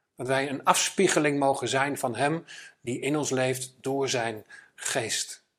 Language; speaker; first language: Dutch; native; Dutch